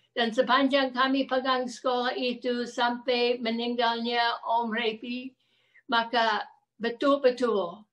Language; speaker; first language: Indonesian; non-native, fluent; English